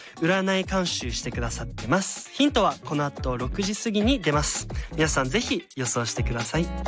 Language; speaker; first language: Japanese; early bilingual, other home language; German